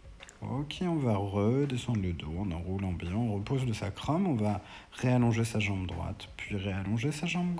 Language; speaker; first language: French; native; French